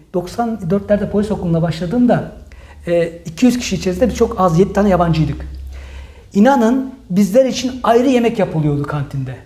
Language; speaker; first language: Turkish; early bilingual, heritage; Turkish